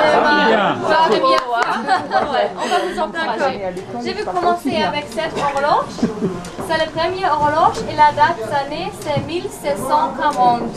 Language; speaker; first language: French; non-native, learner; German